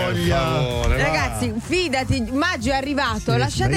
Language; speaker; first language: Italian; native; Italian